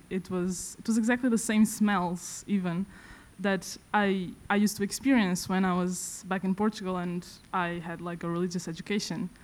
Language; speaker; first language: English; non-native, fluent; Portuguese